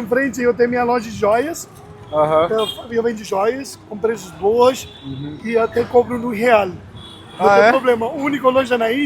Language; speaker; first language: Portuguese; non-native, learner; Hindi